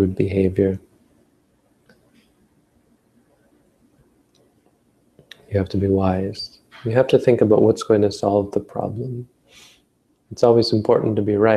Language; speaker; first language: English; native; English